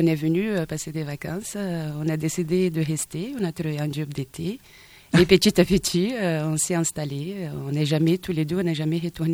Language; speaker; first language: French; non-native, fluent; Portuguese